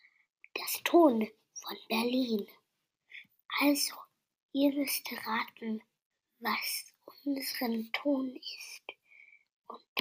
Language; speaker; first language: German; non-native, learner; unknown